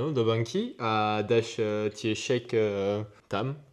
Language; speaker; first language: Slovak; non-native, learner; French